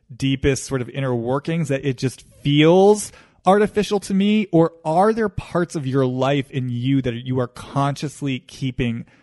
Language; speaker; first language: English; native; English